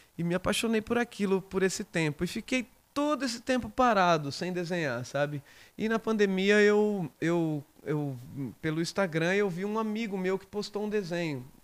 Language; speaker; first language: Portuguese; native; Portuguese